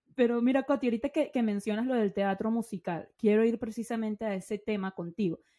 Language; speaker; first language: Spanish; native; Spanish